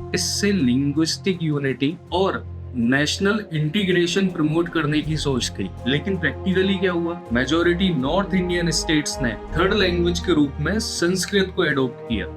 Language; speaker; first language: Hindi; native; Hindi